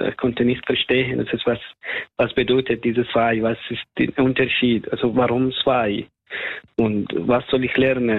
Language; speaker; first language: German; non-native, fluent; Persian